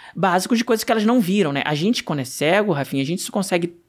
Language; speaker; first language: Portuguese; native; Portuguese